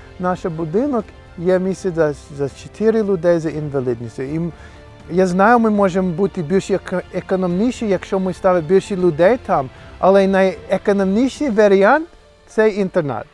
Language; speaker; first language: Ukrainian; non-native, learner; English